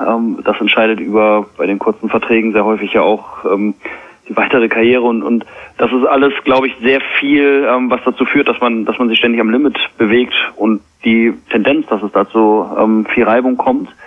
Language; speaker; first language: German; native; German